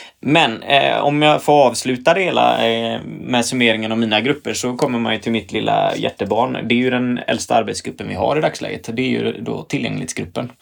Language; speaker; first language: Swedish; native; Swedish